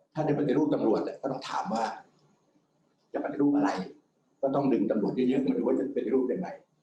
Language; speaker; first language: Thai; native; Thai